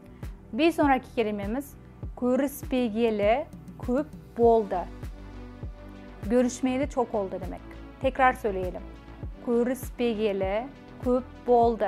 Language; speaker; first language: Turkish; non-native, fluent; Kazakh